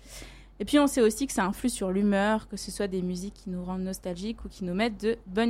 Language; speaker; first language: French; native; French